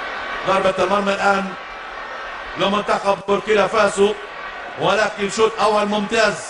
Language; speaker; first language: Arabic; native; Arabic